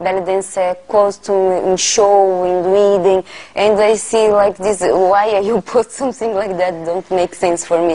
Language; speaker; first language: English; non-native, learner; Portuguese